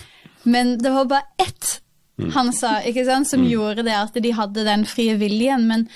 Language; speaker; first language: Norwegian; native; Norwegian